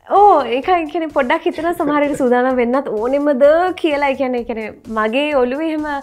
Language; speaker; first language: Sinhala; non-native, local second language; English